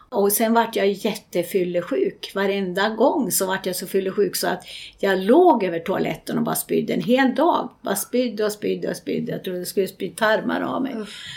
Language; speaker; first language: Swedish; native; Swedish